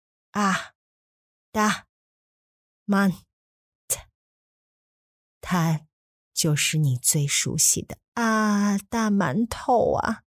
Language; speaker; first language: Chinese; native; Chinese